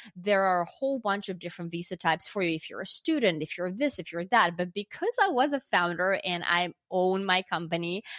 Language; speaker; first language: English; non-native, fluent; Finnish